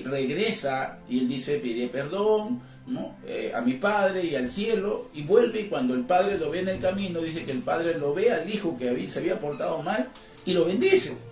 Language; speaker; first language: Spanish; native; Spanish